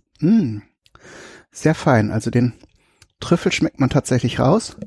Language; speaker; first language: German; native; German